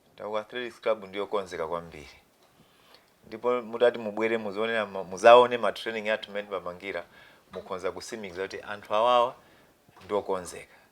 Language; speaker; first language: Nyanja; non-native, local second language; Tumbuka